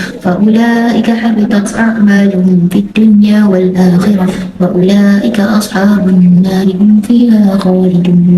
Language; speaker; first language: Arabic; non-native, learner; Malay